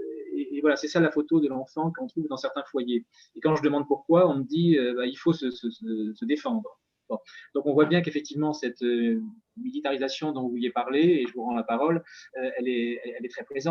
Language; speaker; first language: French; native; French